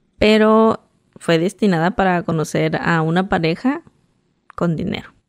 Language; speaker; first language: Spanish; native; Spanish